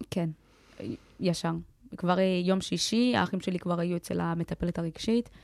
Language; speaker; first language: Hebrew; early bilingual, other home language; Amharic